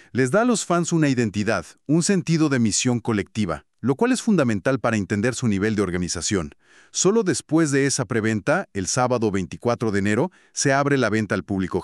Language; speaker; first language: Spanish; native; Spanish